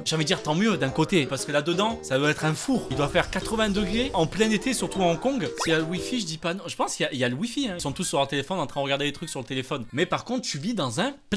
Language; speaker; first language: French; native; French